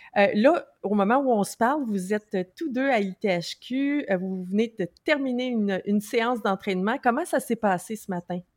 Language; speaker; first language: French; native; French